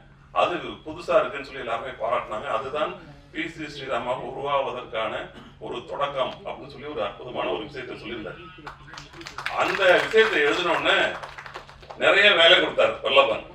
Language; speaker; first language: Tamil; native; Tamil